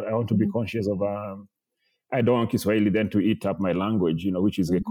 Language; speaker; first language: English; non-native, local second language; Kikuyu